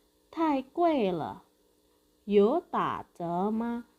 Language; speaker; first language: Chinese; non-native, fluent; Indonesian